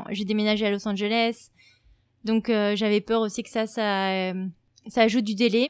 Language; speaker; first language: French; native; French